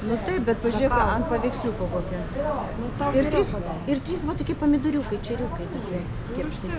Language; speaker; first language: Lithuanian; native; Lithuanian